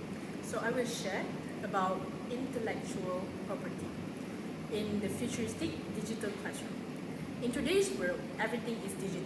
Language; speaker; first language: English; non-native, local second language; Malay